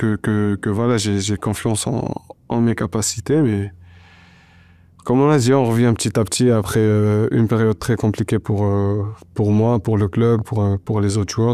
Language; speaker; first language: French; non-native, local second language; Arabic